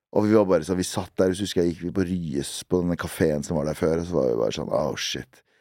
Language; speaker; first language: Norwegian; early bilingual, other home language; Central Kurdish